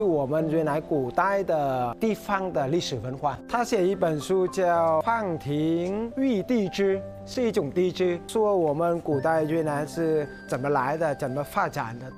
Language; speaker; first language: Chinese; non-native, fluent; Vietnamese